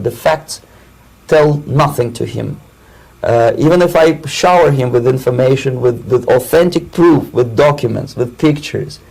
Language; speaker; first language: English; non-native, fluent; Russian